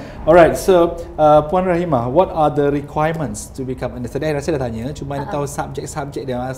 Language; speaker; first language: English; non-native, local second language; Malay